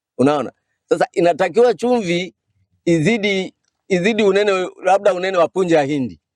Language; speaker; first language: Swahili; non-native, local second language; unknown